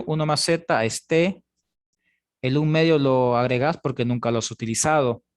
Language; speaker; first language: Spanish; native; Spanish